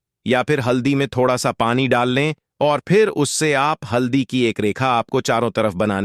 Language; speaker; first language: Hindi; native; Hindi